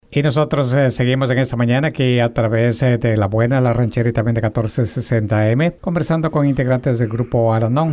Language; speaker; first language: Spanish; native; Spanish